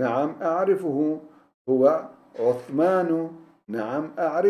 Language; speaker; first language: Arabic; non-native, fluent; Turkish